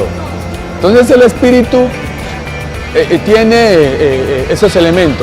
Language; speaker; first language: Spanish; native; Spanish